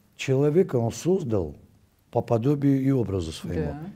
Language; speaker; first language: Russian; non-native, local second language; Armenian